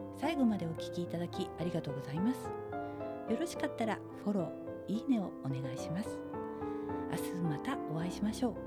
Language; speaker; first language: Japanese; native; Japanese